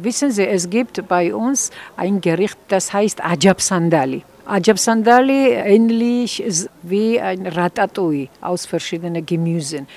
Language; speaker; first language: German; non-native, fluent; Georgian